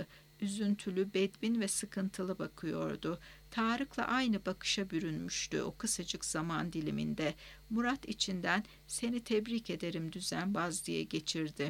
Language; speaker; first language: Turkish; native; Turkish